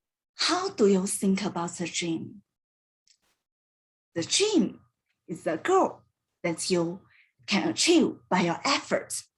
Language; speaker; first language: English; non-native, learner; Chinese